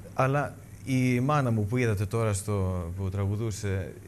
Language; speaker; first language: Greek; early bilingual, heritage; Greek